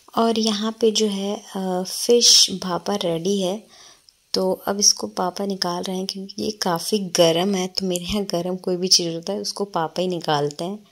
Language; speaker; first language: Hindi; non-native, local second language; Bangla